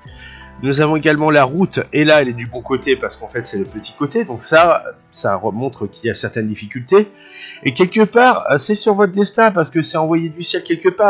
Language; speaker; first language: French; native; French